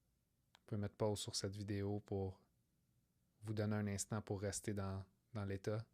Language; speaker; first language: French; native; French